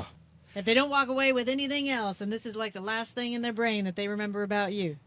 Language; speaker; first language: English; native; English